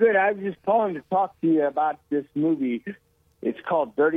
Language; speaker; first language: English; native; English